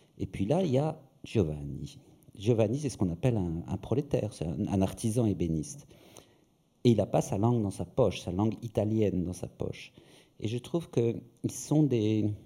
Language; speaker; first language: French; native; French